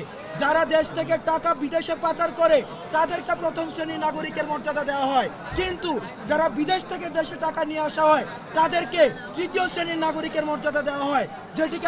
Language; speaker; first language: Bangla; native; Bangla